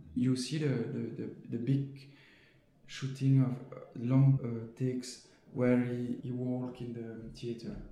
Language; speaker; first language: English; non-native, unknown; French